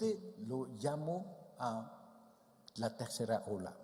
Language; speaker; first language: Spanish; non-native, fluent; Vietnamese